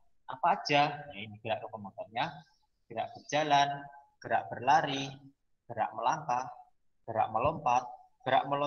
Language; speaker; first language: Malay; non-native, local second language; Javanese